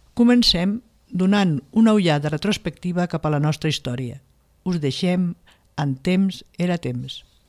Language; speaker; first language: Catalan; native; Catalan